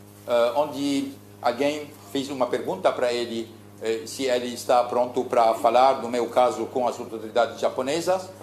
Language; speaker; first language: Portuguese; early bilingual, heritage; Portuguese